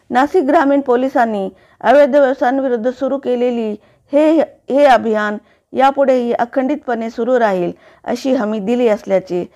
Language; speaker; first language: Marathi; non-native, local second language; Urdu